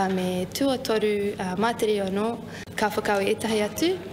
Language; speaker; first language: Māori; non-native, learner; Arabic